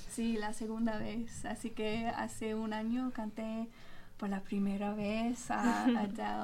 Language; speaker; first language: Spanish; non-native, fluent; English